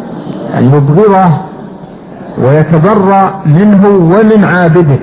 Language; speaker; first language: Arabic; native; Arabic